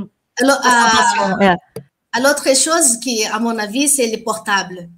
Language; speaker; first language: French; non-native, learner; Portuguese